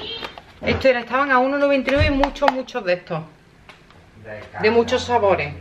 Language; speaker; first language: Spanish; native; Spanish